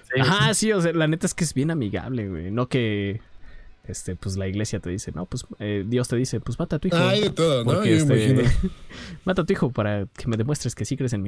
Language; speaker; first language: Spanish; native; Spanish